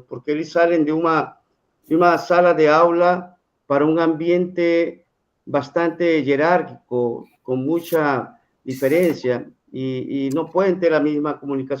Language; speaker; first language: Spanish; non-native, fluent; Portuguese